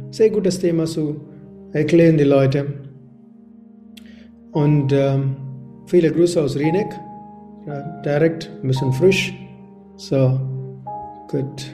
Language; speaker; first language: German; non-native, learner; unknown